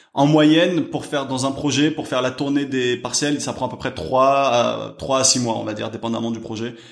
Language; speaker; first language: French; native; French